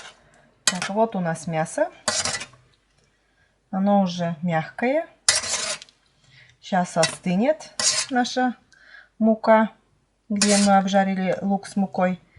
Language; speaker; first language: Russian; native; Russian